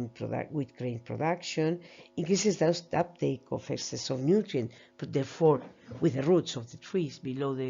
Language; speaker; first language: English; non-native, fluent; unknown